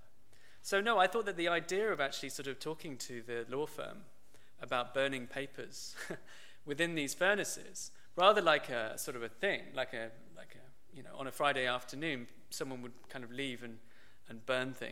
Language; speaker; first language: English; native; English